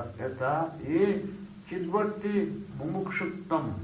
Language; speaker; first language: Russian; non-native, learner; Bangla